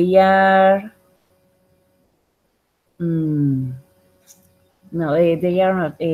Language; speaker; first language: English; non-native, learner; Spanish